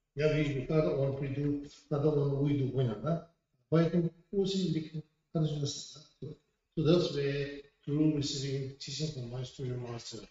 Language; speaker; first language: Russian; non-native, learner; Tibetan